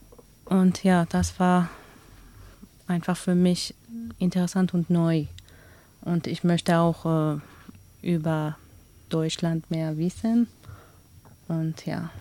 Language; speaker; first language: German; non-native, learner; Persian